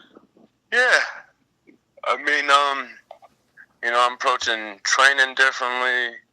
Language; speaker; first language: English; native; English